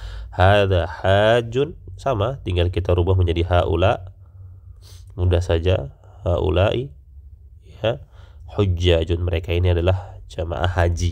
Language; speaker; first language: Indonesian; native; Indonesian